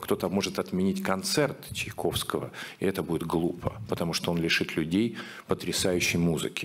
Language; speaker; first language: Russian; native; Russian